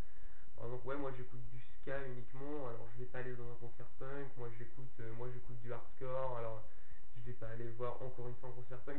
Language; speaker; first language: French; native; French